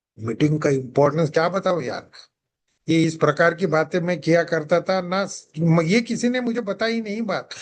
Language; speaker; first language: Hindi; non-native, local second language; Marathi